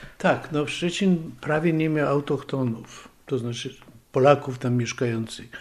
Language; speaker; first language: Polish; early bilingual, other home language; Russian